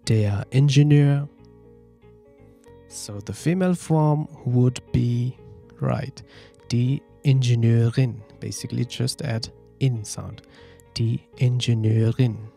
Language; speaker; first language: German; non-native, fluent; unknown